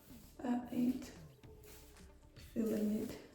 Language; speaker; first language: English; native; English